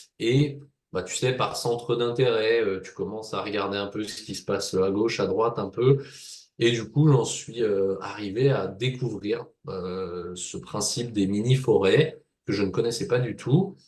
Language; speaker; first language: French; native; French